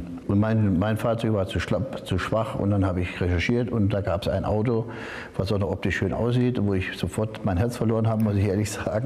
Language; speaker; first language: German; native; German